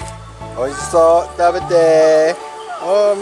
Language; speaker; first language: Japanese; native; Japanese